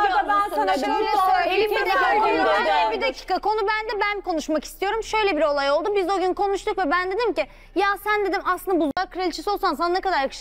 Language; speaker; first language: Turkish; native; Turkish